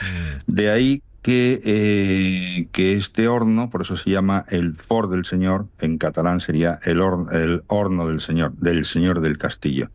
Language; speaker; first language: Spanish; native; Spanish